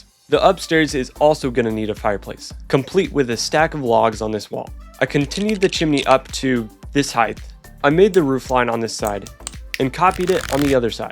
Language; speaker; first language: English; native; English